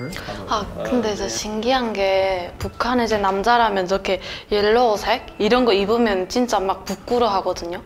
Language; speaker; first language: Korean; native; Korean